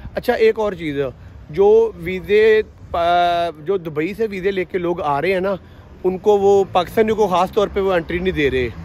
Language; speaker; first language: Urdu; non-native, local second language; Punjabi